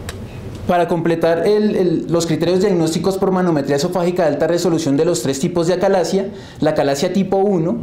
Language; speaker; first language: Spanish; native; Spanish